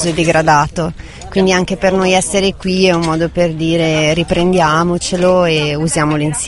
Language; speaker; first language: Italian; native; Italian